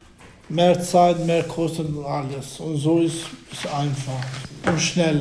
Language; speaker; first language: German; non-native, learner; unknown